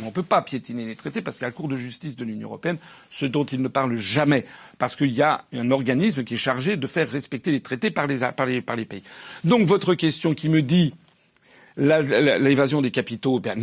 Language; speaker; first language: French; native; French